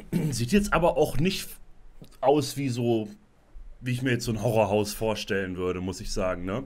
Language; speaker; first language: German; native; German